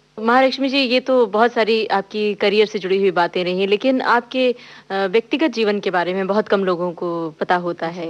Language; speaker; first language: Hindi; native; Hindi